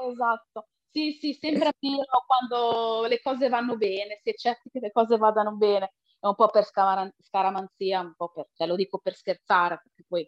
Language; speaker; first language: Italian; native; Italian